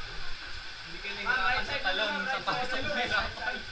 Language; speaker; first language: Filipino; non-native, local second language; Cebuano